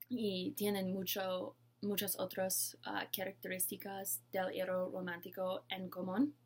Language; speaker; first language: Spanish; non-native, learner; English